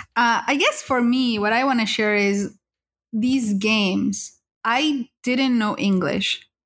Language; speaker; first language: English; early bilingual, other home language; Spanish